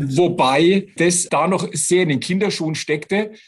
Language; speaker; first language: German; native; German